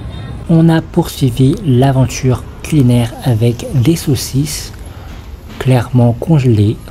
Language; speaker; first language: French; early bilingual, other home language; Vietnamese